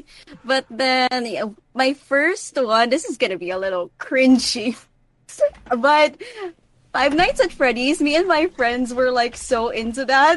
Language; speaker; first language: English; non-native, local second language; Filipino